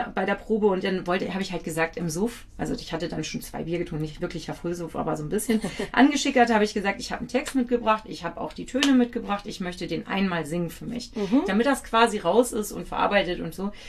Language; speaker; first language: German; native; German